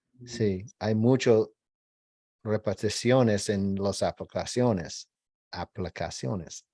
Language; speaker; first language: Spanish; non-native, learner; English